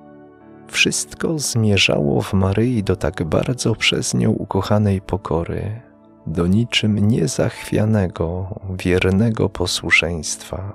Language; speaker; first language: Polish; native; Polish